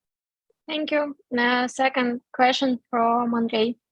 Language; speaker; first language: English; non-native, fluent; Russian